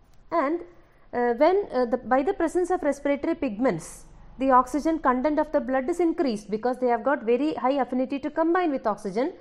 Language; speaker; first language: English; non-native, local second language; Malayalam